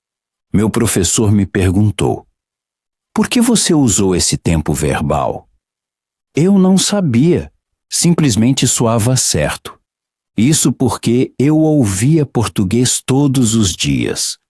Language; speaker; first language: Portuguese; non-native, fluent; Polish